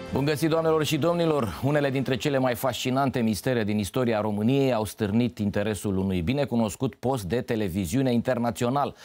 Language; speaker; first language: Romanian; native; Romanian